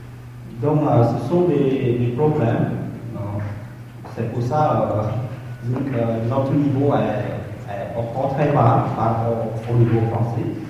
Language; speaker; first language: French; non-native, fluent; Khmer